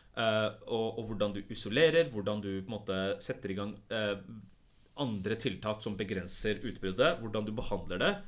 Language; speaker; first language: Norwegian; early bilingual, other home language; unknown